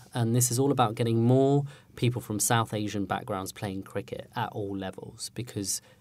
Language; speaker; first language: English; native; English